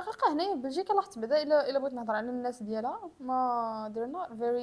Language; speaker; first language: Arabic; native; Arabic